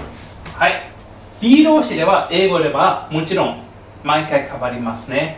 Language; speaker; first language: Japanese; non-native, fluent; German